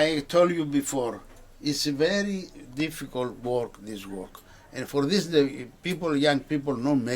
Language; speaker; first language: English; non-native, learner; Greek